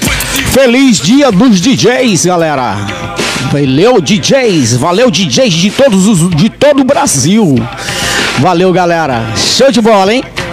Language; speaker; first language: Portuguese; native; Portuguese